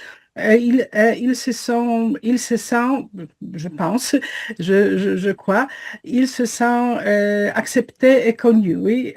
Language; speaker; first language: French; non-native, fluent; Polish